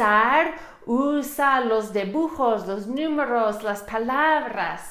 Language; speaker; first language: Spanish; non-native, fluent; English